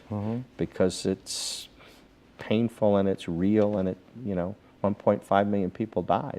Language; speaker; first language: English; native; English